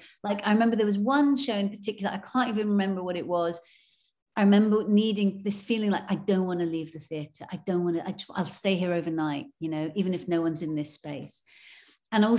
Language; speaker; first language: English; native; English